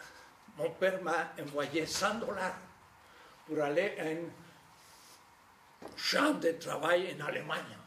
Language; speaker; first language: French; non-native, fluent; Spanish